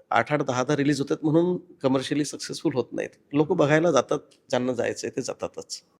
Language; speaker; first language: Marathi; native; Marathi